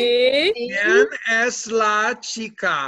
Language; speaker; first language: Spanish; non-native, fluent; English